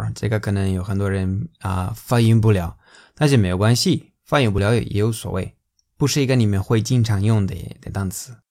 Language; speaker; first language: Chinese; non-native, fluent; Spanish